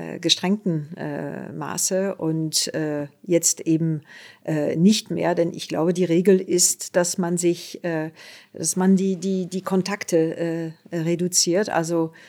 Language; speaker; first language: German; non-native, fluent; French